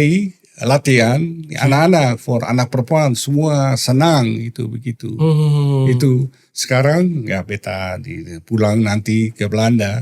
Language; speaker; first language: Indonesian; non-native, learner; Dutch